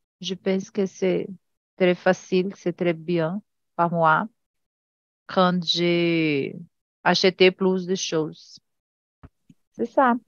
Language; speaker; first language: French; non-native, learner; Portuguese